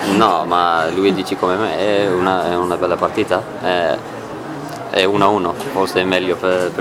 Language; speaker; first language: Italian; non-native, learner; Swedish